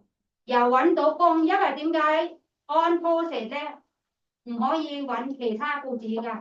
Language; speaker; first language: Cantonese; non-native, fluent; Thai